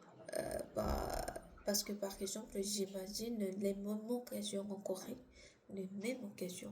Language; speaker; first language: French; non-native, learner; Korean